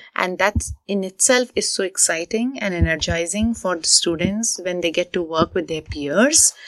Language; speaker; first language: English; non-native, local second language; Hindi